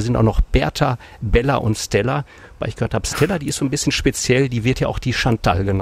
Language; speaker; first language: German; native; German